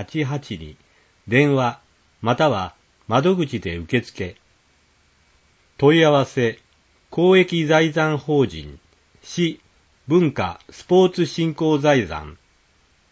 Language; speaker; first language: Japanese; native; Japanese